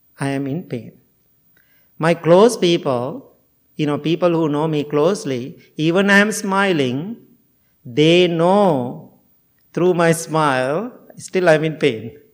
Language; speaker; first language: English; non-native, fluent; Sinhala